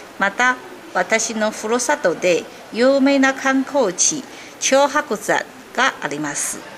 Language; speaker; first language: Japanese; non-native, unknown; Chinese